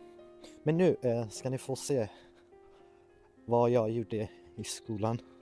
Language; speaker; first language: Swedish; non-native, fluent; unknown